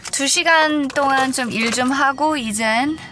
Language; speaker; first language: Korean; early bilingual, heritage; Korean